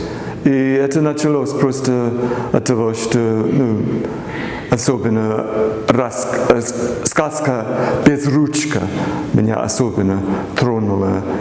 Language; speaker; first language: Russian; non-native, fluent; English